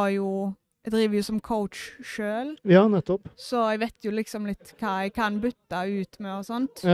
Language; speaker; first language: Norwegian; native; Norwegian